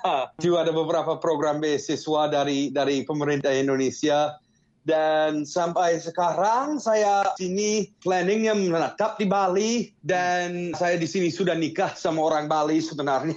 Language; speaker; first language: Indonesian; non-native, fluent; English